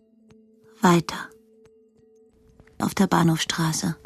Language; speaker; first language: German; native; German